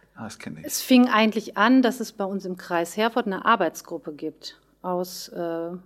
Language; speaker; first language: German; native; German